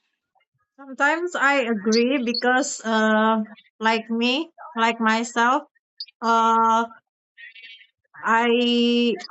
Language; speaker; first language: English; non-native, learner; Indonesian